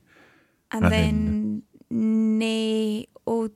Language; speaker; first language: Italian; non-native, learner; English